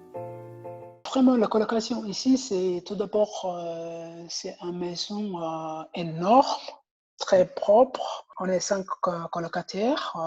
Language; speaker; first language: French; non-native, learner; Somali